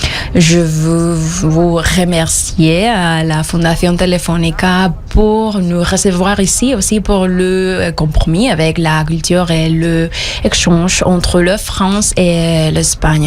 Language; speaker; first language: French; non-native, fluent; Spanish